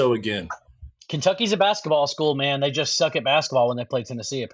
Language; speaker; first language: English; native; English